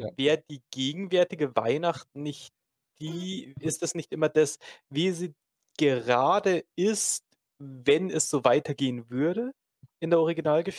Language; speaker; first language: German; native; German